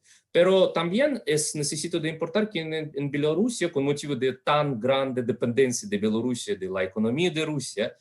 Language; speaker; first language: Spanish; non-native, fluent; Russian